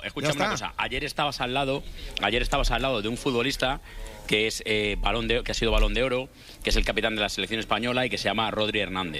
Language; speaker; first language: Spanish; native; Spanish